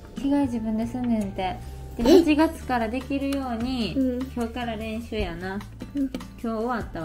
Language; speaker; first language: Japanese; native; Japanese